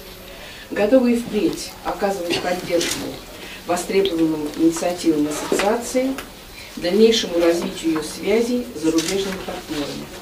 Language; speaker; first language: Russian; native; Russian